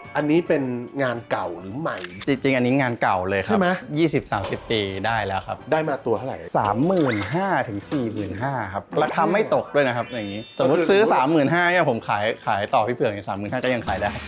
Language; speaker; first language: Thai; early bilingual, heritage; Swedish